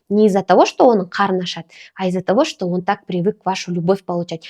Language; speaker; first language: Russian; non-native, local second language; Kazakh